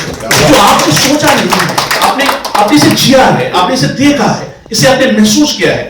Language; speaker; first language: Hindi; native; Hindi